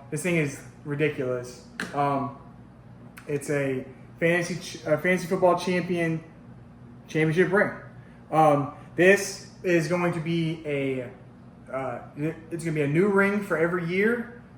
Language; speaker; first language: English; native; English